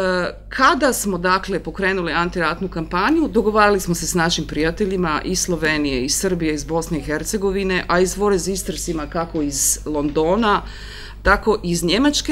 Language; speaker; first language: Croatian; native; Croatian